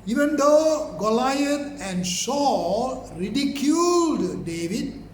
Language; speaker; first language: English; non-native, local second language; Tamil